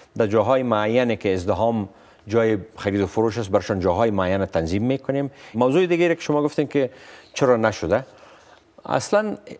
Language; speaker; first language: Persian; non-native, local second language; Pashto